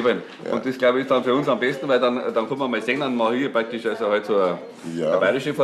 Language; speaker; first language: German; native; German